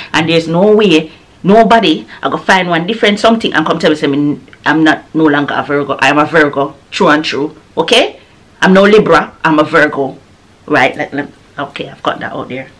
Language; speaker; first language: English; non-native, local second language; Jamaican Creole English